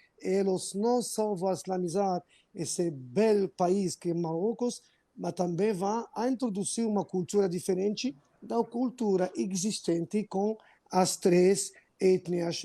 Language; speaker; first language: Portuguese; non-native, fluent; Arabic